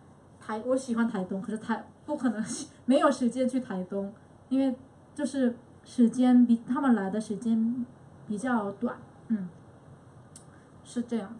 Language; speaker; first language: Chinese; non-native, fluent; Korean